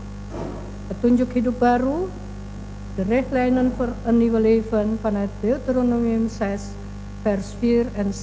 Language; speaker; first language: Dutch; non-native, fluent; Indonesian